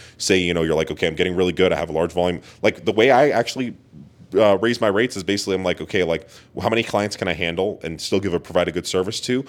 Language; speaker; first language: English; native; English